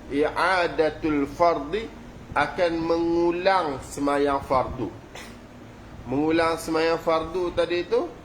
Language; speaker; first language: Malay; native; Malay